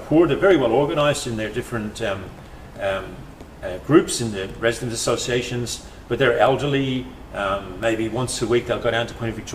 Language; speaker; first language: English; native; English